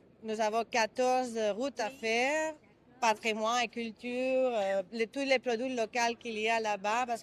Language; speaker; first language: French; non-native, learner; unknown